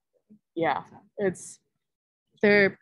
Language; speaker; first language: English; native; English